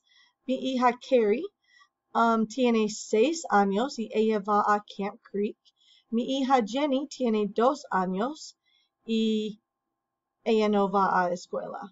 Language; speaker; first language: Spanish; non-native, fluent; English